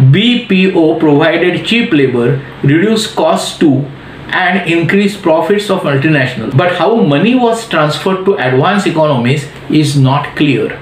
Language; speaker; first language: English; non-native, local second language; Marathi